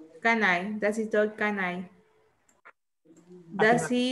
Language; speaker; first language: German; non-native, learner; Spanish